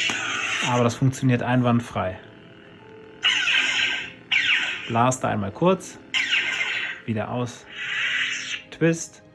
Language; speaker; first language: German; native; German